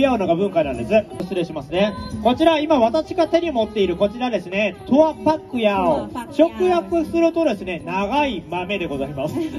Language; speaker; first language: Japanese; native; Japanese